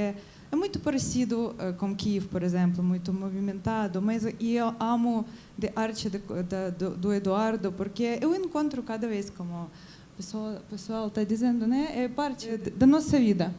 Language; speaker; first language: Portuguese; non-native, learner; Ukrainian